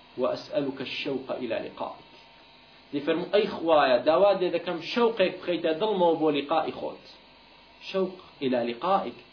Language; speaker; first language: Central Kurdish; non-native, local second language; Kurdish